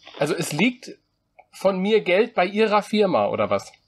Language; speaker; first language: German; native; German